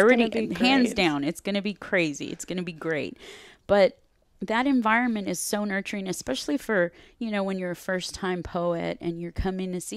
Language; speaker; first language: English; native; English